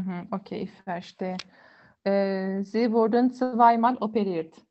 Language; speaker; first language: German; non-native, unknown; Turkish